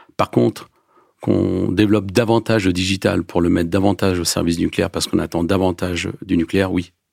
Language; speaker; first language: French; early bilingual, other home language; Turkish